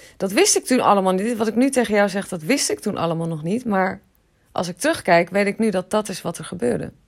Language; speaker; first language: Dutch; native; Dutch